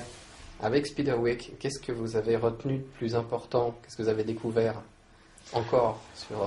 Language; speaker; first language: French; native; French